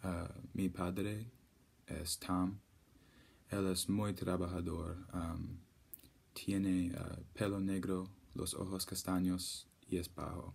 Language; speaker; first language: Spanish; non-native, learner; English